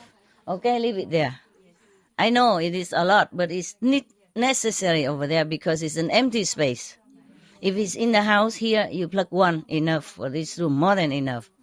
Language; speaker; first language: English; non-native, fluent; Vietnamese